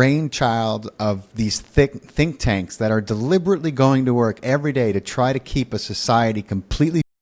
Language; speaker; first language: English; native; English